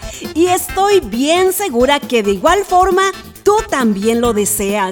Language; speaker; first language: Spanish; native; Spanish